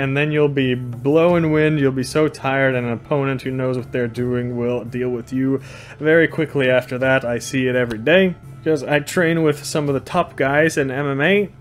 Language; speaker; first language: English; non-native, fluent; Swedish